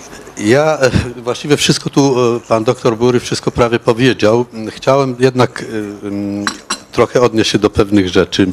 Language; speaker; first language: Polish; non-native, fluent; Arabic